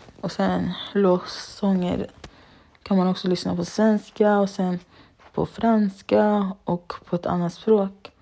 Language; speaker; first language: Swedish; early bilingual, other home language; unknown